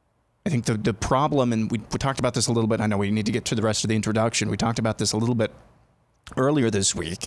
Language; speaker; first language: English; native; English